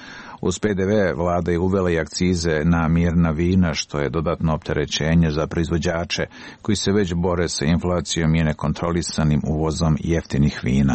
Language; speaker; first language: Serbian; native; Serbian